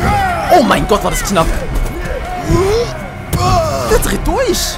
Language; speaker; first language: German; native; German